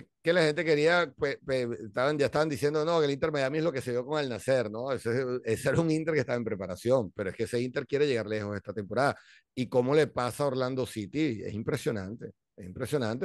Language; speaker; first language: Spanish; native; Spanish